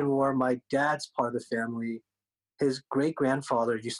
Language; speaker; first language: English; early bilingual, other home language; Korean